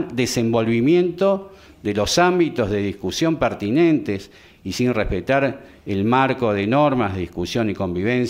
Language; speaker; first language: Spanish; native; Spanish